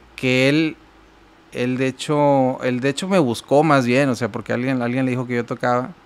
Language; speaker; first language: Spanish; native; Spanish